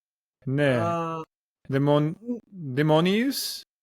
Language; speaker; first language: Greek; non-native, learner; English